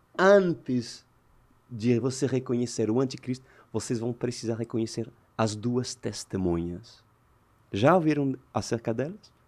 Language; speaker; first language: Portuguese; native; Portuguese